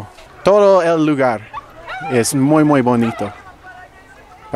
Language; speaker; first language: Spanish; non-native, learner; English